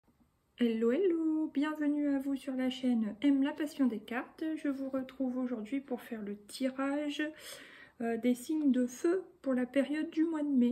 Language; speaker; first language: French; native; French